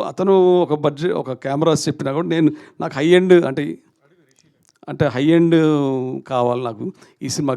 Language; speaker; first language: Telugu; native; Telugu